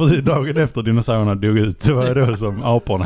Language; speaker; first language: Swedish; native; Swedish